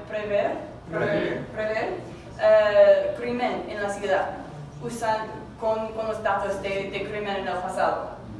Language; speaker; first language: Spanish; non-native, learner; English